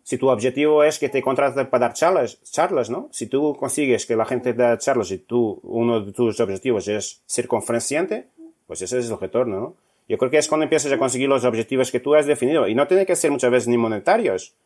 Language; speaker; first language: Spanish; non-native, fluent; Portuguese